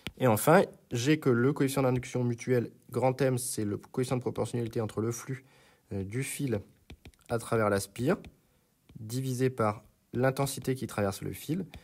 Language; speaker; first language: French; native; French